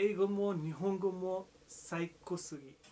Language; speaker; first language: Japanese; non-native, fluent; Nepali